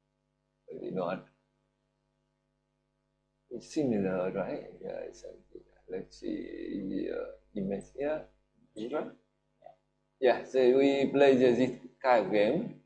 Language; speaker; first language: English; non-native, learner; Vietnamese